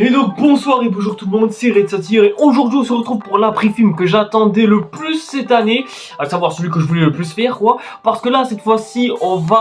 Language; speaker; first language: French; native; French